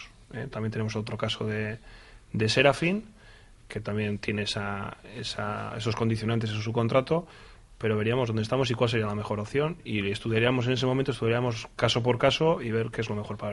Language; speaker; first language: Spanish; native; Spanish